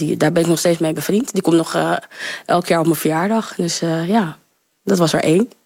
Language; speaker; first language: Dutch; early bilingual, other home language; Sranan Tongo